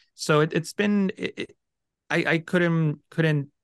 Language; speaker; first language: English; early bilingual, other home language; Spanish